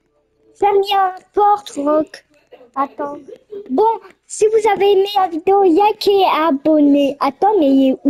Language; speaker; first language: French; native; French